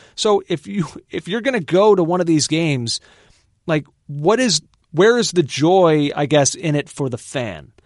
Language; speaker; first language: English; native; English